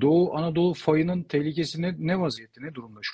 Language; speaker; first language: Turkish; native; Turkish